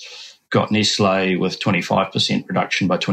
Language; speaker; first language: English; native; English